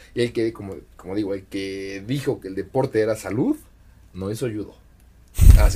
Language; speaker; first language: Spanish; native; Spanish